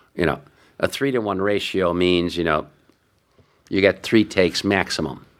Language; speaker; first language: English; early bilingual, other home language; Hungarian